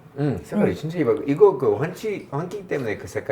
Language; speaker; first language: Korean; non-native, learner; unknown